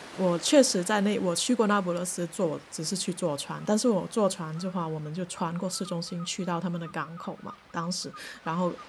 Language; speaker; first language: Chinese; non-native, local second language; Cantonese